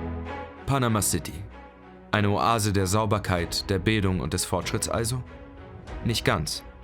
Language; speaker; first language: German; native; German